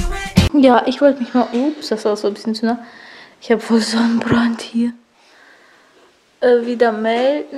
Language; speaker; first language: German; native; German